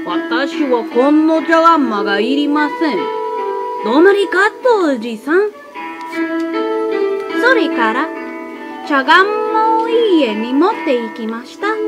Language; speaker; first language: Japanese; non-native, learner; English